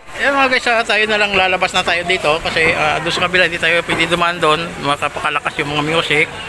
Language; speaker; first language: Filipino; native; Filipino